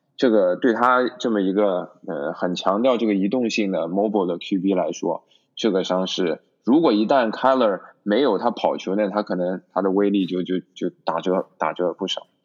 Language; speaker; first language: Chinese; native; Chinese